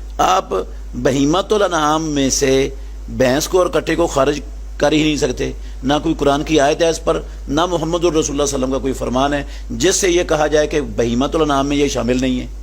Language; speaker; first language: Urdu; non-native, local second language; Punjabi